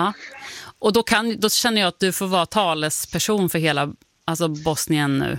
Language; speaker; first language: Swedish; native; Swedish